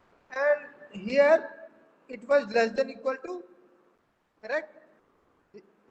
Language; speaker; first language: English; non-native, local second language; Hindi